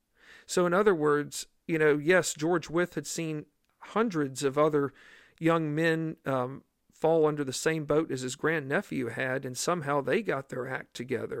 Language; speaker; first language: English; native; English